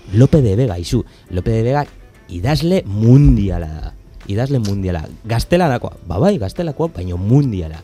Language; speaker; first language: Basque; native; Basque